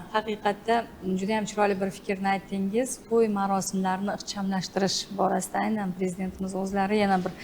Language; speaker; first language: Uzbek; native; Uzbek